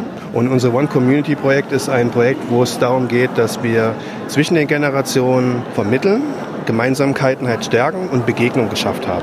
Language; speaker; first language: German; native; German